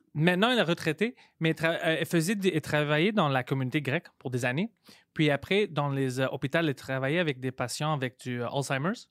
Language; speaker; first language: French; non-native, local second language; Greek